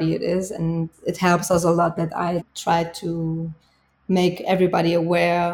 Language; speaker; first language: English; non-native, fluent; German